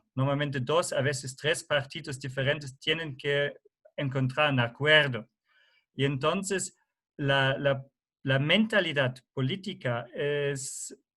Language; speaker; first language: Spanish; non-native, fluent; German